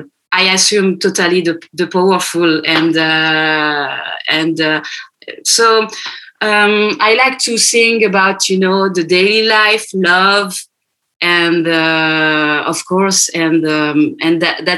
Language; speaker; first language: English; non-native, fluent; French